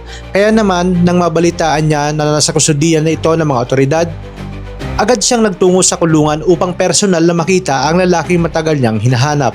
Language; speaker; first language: Filipino; native; Filipino